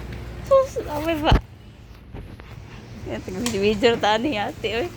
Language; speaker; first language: Filipino; non-native, local second language; Cebuano